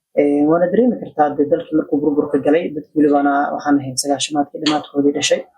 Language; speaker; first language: Somali; native; Somali